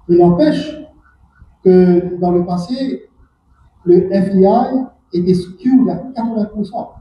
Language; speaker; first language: French; non-native, local second language; Morisyen